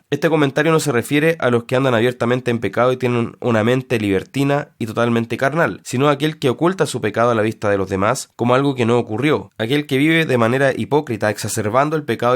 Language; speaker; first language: Spanish; native; Spanish